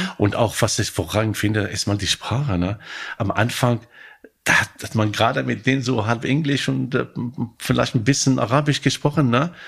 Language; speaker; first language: German; non-native, fluent; Arabic